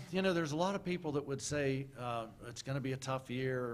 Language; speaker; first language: English; native; English